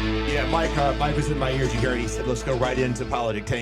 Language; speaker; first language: English; native; English